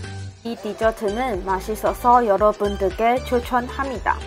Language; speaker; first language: Korean; non-native, learner; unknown